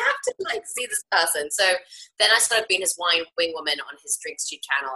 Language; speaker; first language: English; native; English